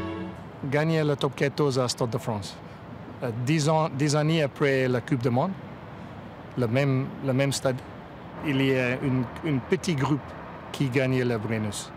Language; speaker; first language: French; non-native, learner; English